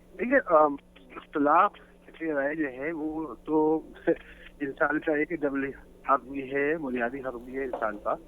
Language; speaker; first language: Urdu; native; Urdu